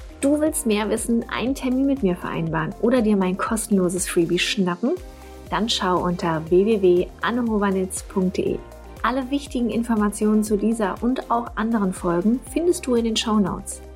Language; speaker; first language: German; native; German